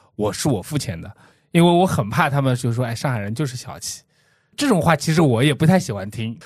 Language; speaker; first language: Chinese; non-native, local second language; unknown